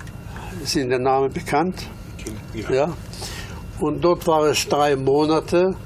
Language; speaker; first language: German; early bilingual, other home language; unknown